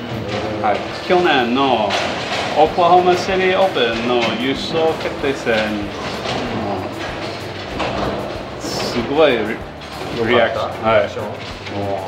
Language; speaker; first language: Japanese; non-native, fluent; English